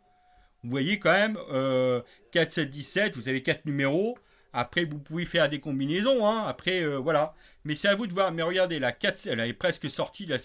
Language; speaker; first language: French; native; French